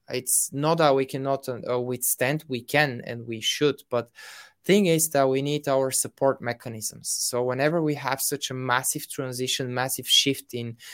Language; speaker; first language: English; non-native, fluent; Bulgarian